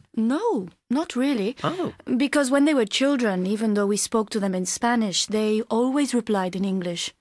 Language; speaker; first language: English; non-native, fluent; Spanish